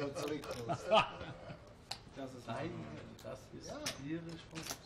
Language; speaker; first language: German; native; German